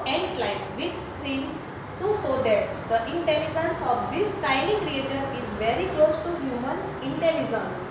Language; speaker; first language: English; non-native, local second language; Gujarati